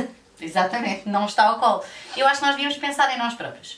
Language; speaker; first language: Portuguese; native; Portuguese